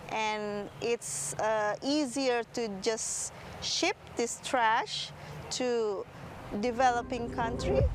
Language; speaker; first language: English; non-native, fluent; Indonesian